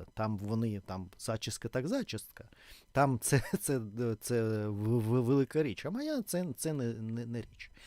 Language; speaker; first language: Ukrainian; non-native, local second language; Russian